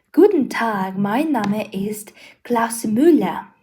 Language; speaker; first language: German; non-native, learner; Mongolian